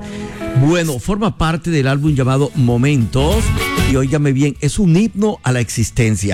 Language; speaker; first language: Spanish; native; Spanish